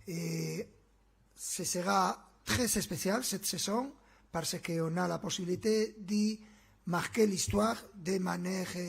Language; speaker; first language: French; non-native, fluent; Spanish